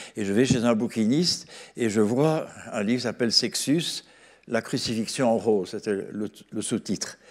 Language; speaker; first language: French; native; French